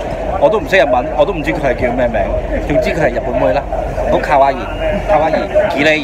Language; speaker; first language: Chinese; non-native, local second language; Cantonese